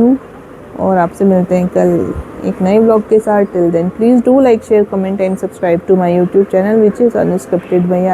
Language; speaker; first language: Hindi; native; Hindi